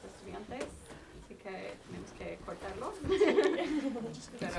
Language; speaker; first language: Spanish; non-native, fluent; English